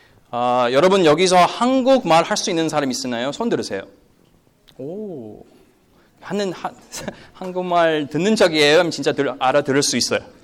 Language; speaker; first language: Korean; early bilingual, heritage; Korean